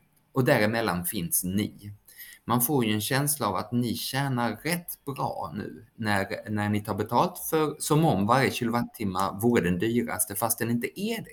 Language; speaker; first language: Swedish; native; Swedish